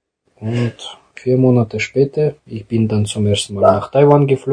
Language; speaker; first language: German; non-native, fluent; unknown